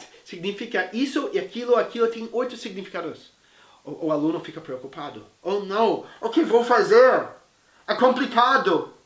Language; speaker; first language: Portuguese; non-native, fluent; English